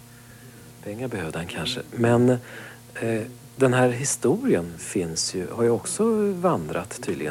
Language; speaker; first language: Swedish; native; Swedish